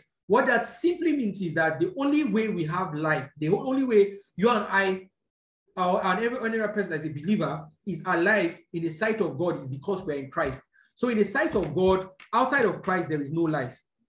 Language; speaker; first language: English; non-native, local second language; Yoruba